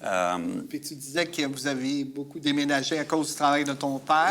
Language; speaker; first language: French; native; French